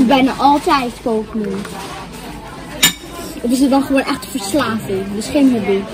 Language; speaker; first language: Dutch; early bilingual, other home language; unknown